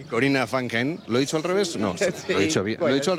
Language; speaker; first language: Spanish; native; Spanish